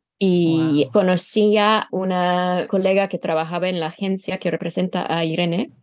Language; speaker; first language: Spanish; non-native, fluent; English